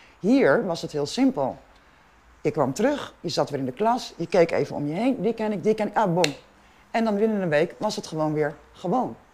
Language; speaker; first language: Dutch; non-native, local second language; Papiamento